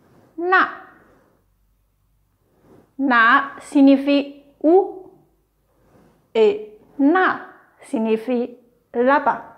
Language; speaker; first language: French; non-native, fluent; Chinese